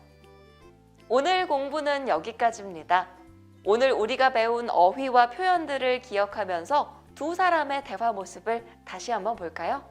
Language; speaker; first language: Korean; native; Korean